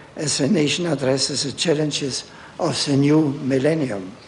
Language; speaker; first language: English; non-native, fluent; German